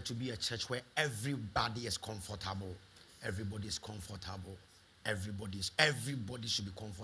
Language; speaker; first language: English; non-native, local second language; Akan